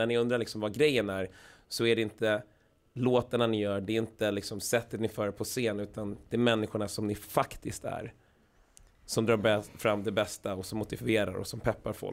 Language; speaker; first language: Swedish; native; Swedish